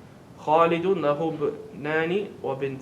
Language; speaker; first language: Arabic; non-native, fluent; English